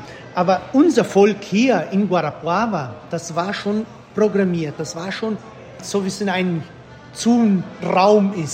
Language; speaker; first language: German; early bilingual, heritage; German